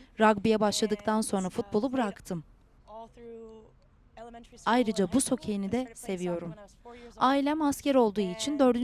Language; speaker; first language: Turkish; non-native, learner; English